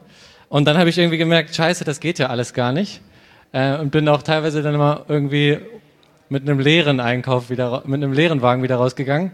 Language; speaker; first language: German; native; German